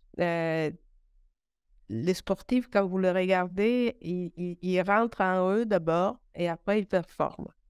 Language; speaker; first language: French; non-native, fluent; Italian